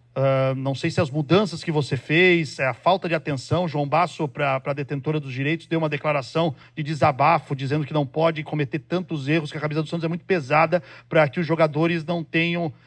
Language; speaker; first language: Portuguese; native; Portuguese